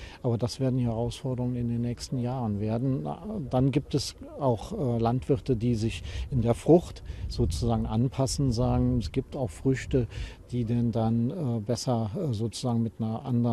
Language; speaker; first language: German; native; German